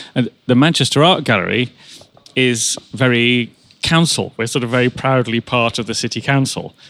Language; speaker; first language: English; native; English